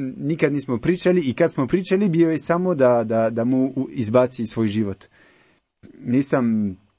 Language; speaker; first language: Croatian; non-native, learner; French